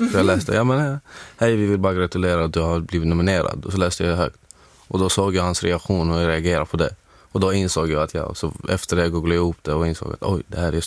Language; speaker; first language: Swedish; non-native, fluent; Arabic